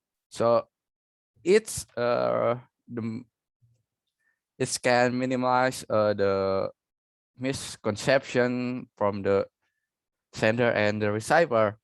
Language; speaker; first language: English; non-native, learner; Indonesian